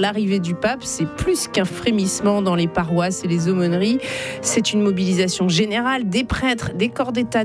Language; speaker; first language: French; native; French